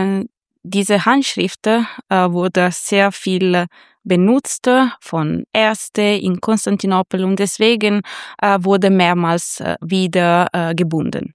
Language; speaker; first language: German; non-native, fluent; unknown